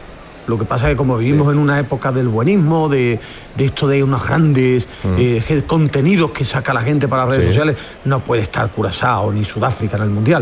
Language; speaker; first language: Spanish; native; Spanish